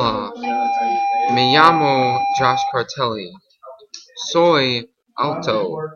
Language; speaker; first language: Spanish; non-native, learner; English